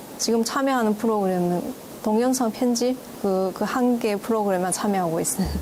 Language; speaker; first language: Korean; non-native, fluent; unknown